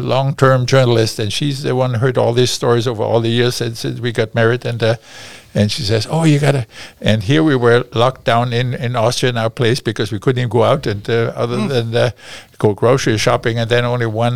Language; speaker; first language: English; non-native, fluent; German